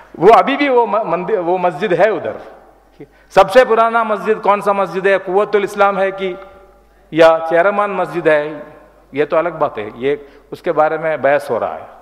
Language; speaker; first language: Hindi; non-native, local second language; Malayalam